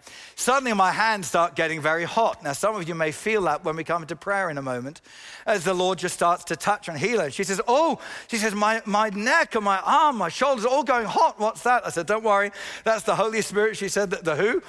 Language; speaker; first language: English; native; English